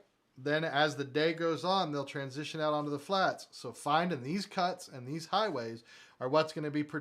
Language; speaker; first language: English; native; English